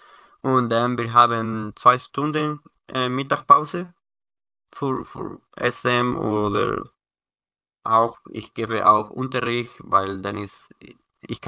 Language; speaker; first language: German; non-native, learner; Spanish